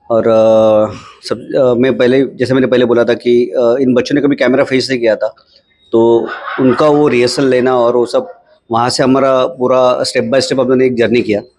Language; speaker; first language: Hindi; non-native, local second language; Marathi